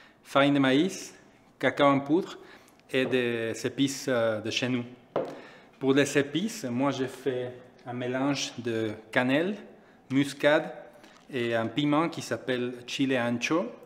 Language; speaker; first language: French; non-native, fluent; Spanish